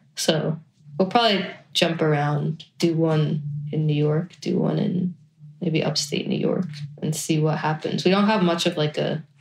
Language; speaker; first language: English; native; English